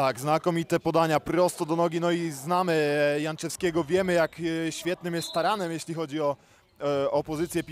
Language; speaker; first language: Polish; native; Polish